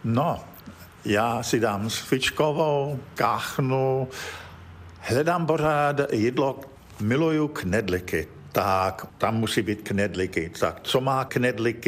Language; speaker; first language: Czech; early bilingual, heritage; Czech